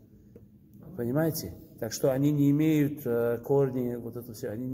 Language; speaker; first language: Russian; early bilingual, heritage; Russian